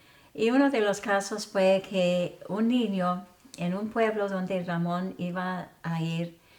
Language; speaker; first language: Spanish; non-native, fluent; English